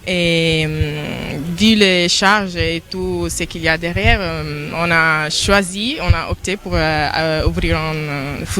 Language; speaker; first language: French; non-native, local second language; Serer